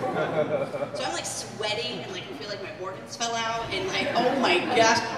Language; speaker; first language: English; native; English